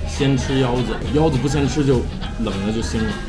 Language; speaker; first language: Chinese; early bilingual, heritage; Chinese